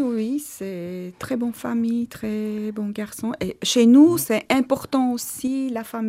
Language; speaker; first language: French; non-native, learner; Armenian